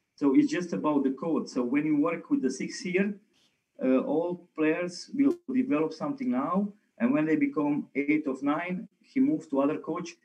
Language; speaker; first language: English; non-native, fluent; Romanian